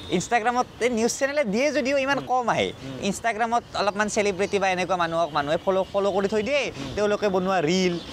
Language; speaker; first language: Assamese; native; Assamese